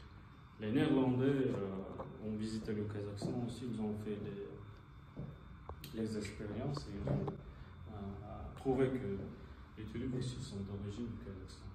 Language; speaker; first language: French; non-native, fluent; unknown